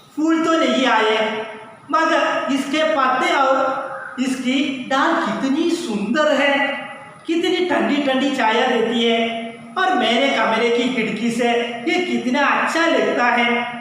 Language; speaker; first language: Hindi; non-native, local second language; Malayalam